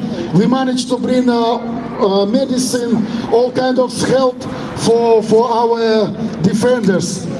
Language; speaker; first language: English; non-native, fluent; Ukrainian